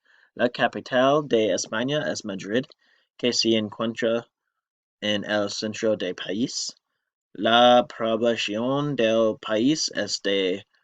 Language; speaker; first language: Spanish; non-native, learner; English